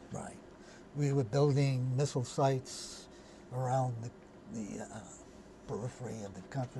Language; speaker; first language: English; native; English